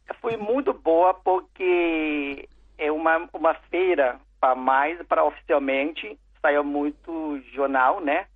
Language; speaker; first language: Portuguese; non-native, learner; Chinese